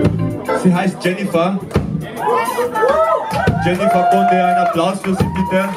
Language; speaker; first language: German; non-native, learner; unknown